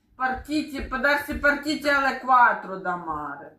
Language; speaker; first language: Italian; non-native, learner; Ukrainian